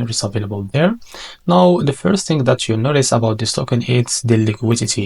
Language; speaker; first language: English; non-native, fluent; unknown